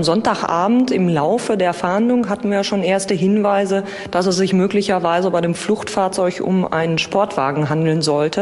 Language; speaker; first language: German; native; German